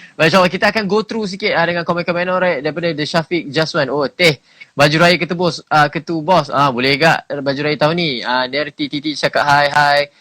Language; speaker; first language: Malay; native; Malay